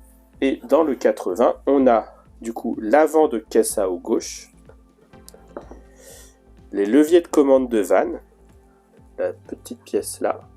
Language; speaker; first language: French; native; French